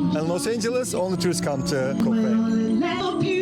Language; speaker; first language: English; non-native, learner; Turkish